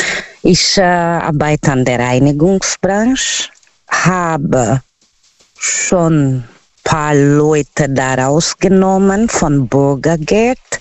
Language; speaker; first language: German; non-native, learner; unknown